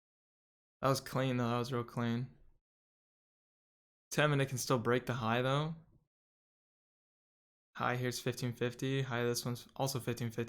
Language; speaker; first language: English; native; English